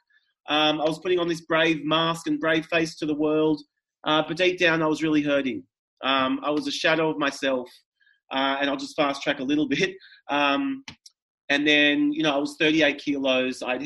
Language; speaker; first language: English; native; English